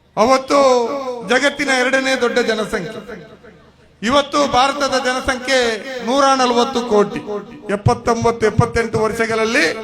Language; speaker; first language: Kannada; non-native, local second language; Badaga